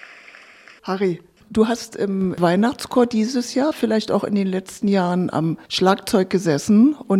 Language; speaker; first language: German; native; German